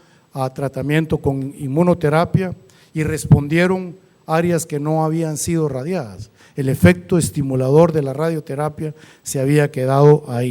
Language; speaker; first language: Spanish; native; Spanish